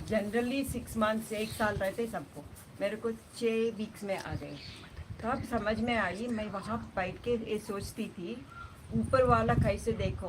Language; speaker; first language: Hindi; non-native, local second language; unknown